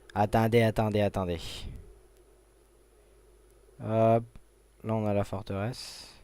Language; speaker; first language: French; native; French